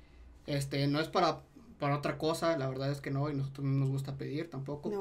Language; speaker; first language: Spanish; native; Spanish